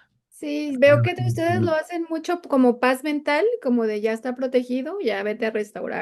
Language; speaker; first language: Spanish; native; Spanish